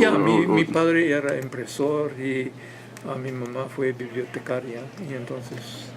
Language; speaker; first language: Spanish; non-native, fluent; English